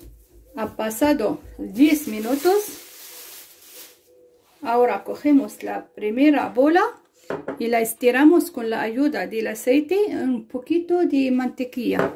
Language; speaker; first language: Spanish; non-native, fluent; Arabic